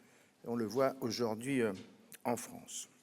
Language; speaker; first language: French; native; French